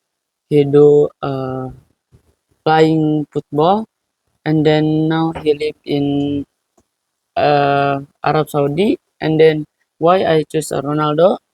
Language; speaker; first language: English; non-native, learner; Indonesian